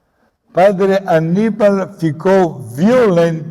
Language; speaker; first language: Portuguese; non-native, fluent; Italian